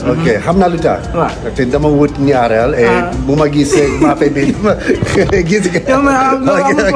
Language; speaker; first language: Wolof; non-native, fluent; English